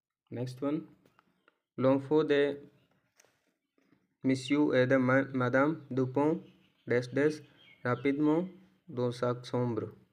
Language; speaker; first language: French; non-native, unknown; Hindi